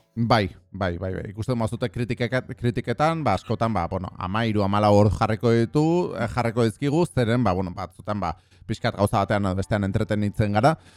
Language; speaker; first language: Basque; native; Basque